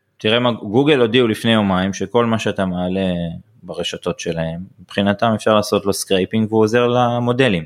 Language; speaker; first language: Hebrew; native; Hebrew